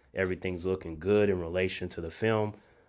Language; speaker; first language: English; native; English